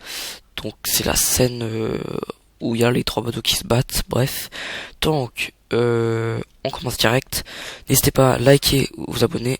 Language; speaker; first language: French; native; French